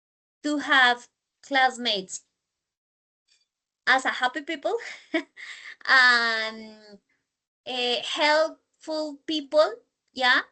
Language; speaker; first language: English; non-native, learner; Spanish